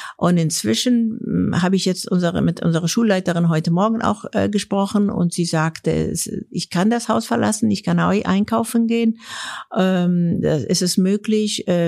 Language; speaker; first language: German; non-native, fluent; Persian